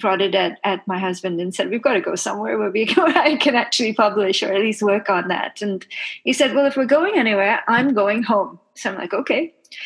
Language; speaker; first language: English; non-native, local second language; Bangla